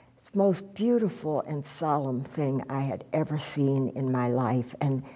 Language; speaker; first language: English; native; English